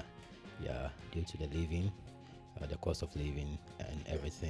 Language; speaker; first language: English; non-native, local second language; Akan